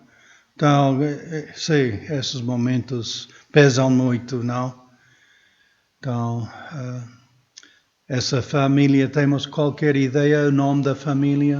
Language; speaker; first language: Portuguese; non-native, fluent; English